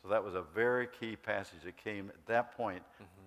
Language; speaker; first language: English; native; English